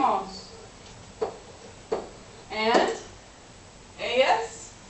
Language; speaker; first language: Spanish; non-native, fluent; English